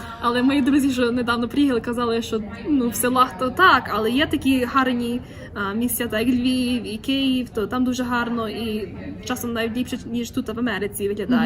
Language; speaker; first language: Ukrainian; early bilingual, other home language; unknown